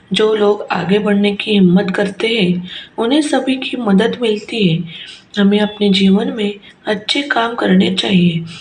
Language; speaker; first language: Hindi; non-native, local second language; Marathi